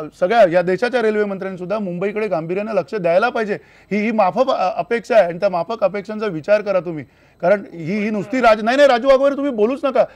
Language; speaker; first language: Marathi; native; Marathi